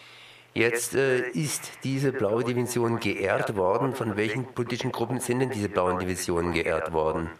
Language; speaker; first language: German; native; German